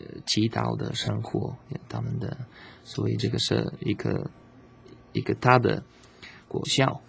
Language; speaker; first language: Chinese; non-native, learner; Slovak